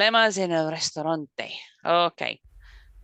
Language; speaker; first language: Spanish; non-native, fluent; English